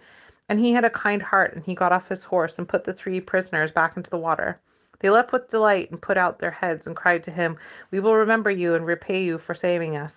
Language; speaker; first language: English; native; English